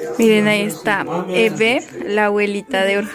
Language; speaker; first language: Spanish; native; Spanish